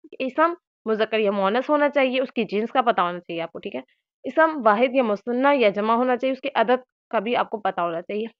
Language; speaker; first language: Urdu; native; Urdu